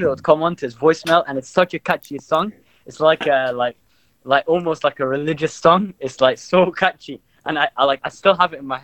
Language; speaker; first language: English; native; English